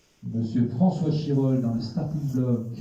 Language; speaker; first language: French; native; French